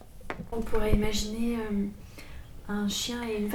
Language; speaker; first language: French; native; French